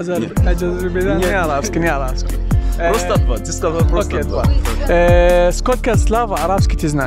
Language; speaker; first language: Russian; non-native, learner; Arabic